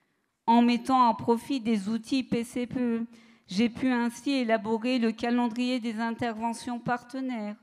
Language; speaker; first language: French; native; French